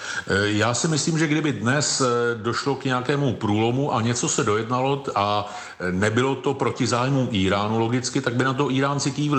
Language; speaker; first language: Czech; native; Czech